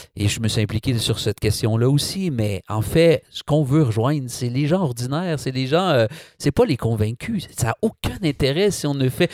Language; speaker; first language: French; native; French